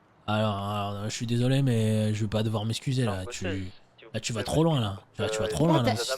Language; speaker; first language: French; native; French